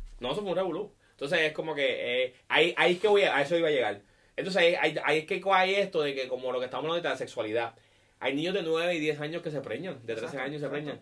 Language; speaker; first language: Spanish; early bilingual, heritage; Spanish